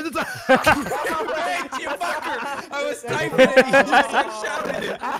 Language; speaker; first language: English; native; English